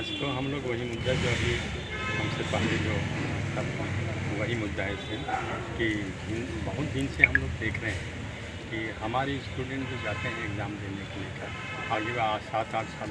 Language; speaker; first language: Hindi; non-native, local second language; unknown